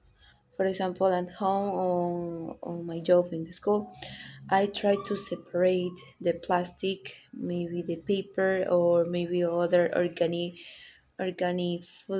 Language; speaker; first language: English; non-native, learner; Spanish